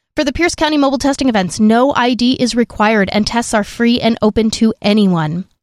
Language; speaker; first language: English; native; English